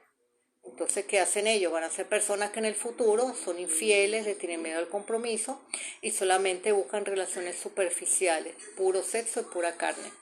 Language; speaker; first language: Spanish; native; Spanish